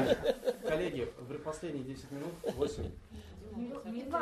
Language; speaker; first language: Russian; non-native, fluent; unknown